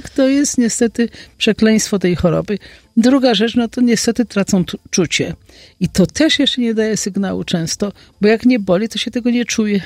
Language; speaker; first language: Polish; native; Polish